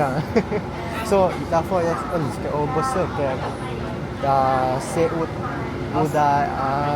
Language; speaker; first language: Norwegian; non-native, learner; Lao